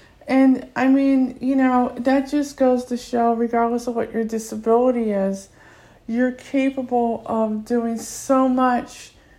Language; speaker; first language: English; native; English